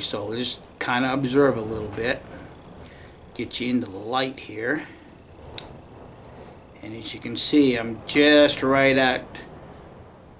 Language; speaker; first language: English; native; English